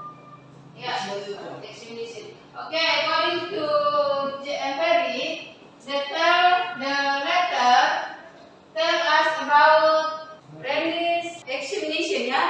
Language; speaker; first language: English; non-native, learner; Indonesian